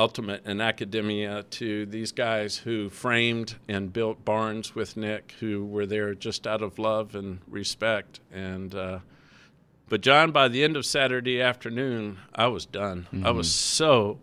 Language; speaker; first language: English; native; English